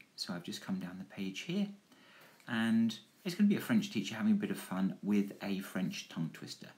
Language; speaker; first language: English; native; English